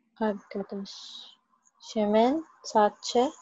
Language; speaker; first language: Turkish; non-native, learner; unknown